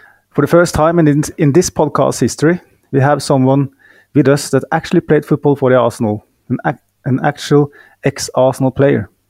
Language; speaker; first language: English; non-native, fluent; Norwegian